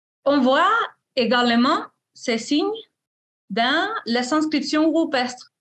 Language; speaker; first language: French; non-native, fluent; Spanish